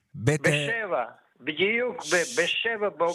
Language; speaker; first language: Hebrew; non-native, fluent; Russian